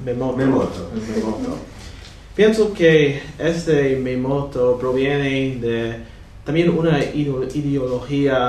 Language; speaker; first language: Spanish; non-native, fluent; English